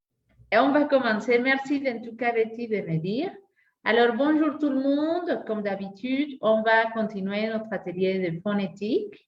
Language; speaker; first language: French; non-native, fluent; Spanish